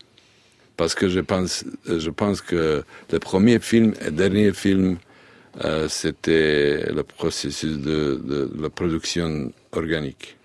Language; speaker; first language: French; non-native, learner; Serbian